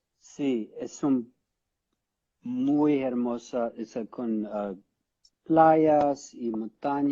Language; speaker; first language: Spanish; non-native, learner; English